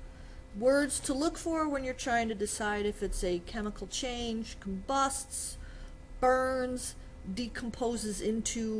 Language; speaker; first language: English; native; English